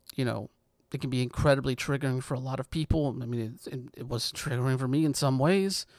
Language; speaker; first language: English; native; English